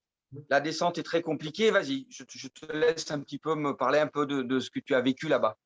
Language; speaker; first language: French; native; French